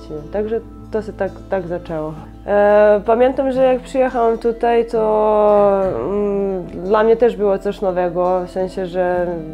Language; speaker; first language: Polish; non-native, fluent; Serbian